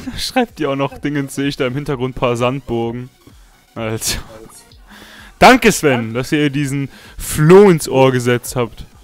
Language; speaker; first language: German; early bilingual, other home language; Russian